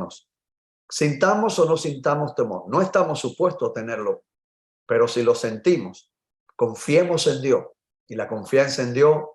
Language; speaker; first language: Spanish; native; Spanish